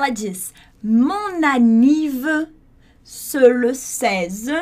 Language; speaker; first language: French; non-native, fluent; Portuguese